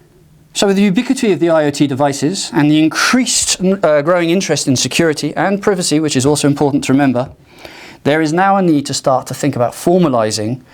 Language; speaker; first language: English; native; English